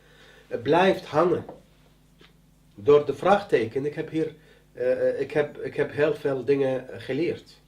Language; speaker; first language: Dutch; non-native, learner; Arabic